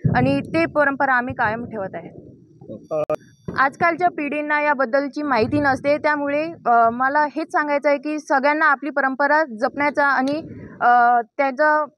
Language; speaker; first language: Marathi; non-native, local second language; Lambadi